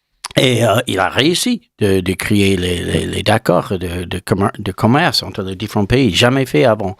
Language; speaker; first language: French; non-native, learner; English